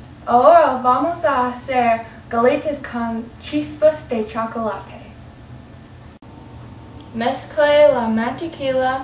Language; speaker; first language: Spanish; non-native, learner; English